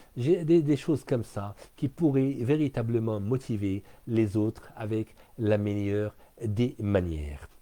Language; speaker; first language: French; non-native, local second language; Arabic